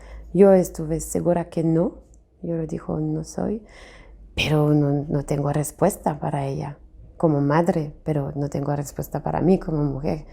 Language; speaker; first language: Spanish; non-native, fluent; French